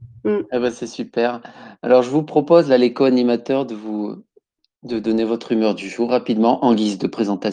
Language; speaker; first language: French; native; French